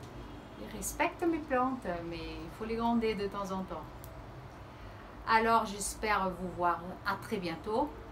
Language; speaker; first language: French; early bilingual, heritage; Portuguese